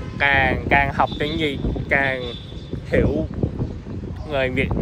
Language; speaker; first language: Vietnamese; non-native, learner; English